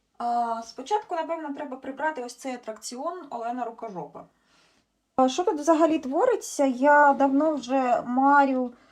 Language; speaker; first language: Ukrainian; native; Ukrainian